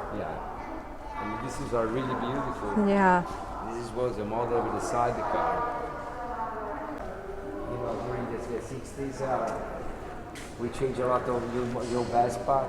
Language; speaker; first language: English; non-native, fluent; Italian